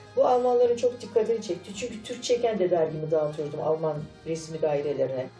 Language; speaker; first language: Turkish; native; Turkish